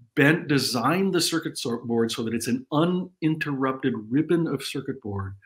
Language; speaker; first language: English; native; English